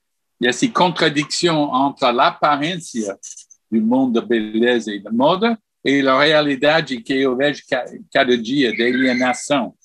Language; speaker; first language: Portuguese; non-native, fluent; English